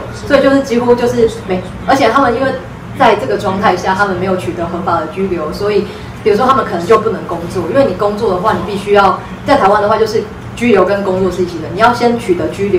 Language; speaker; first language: Chinese; native; Chinese